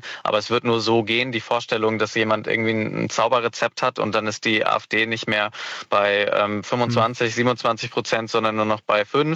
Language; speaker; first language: German; native; German